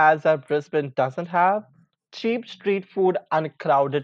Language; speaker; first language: English; non-native, local second language; Hindi